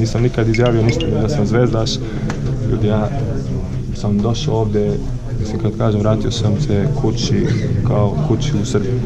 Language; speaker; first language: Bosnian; early bilingual, heritage; Croatian